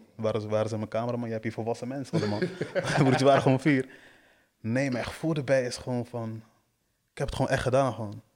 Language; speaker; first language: Dutch; early bilingual, other home language; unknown